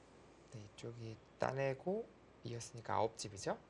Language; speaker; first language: Korean; native; Korean